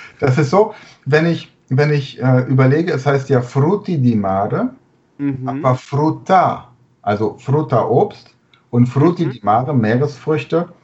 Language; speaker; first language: German; native; German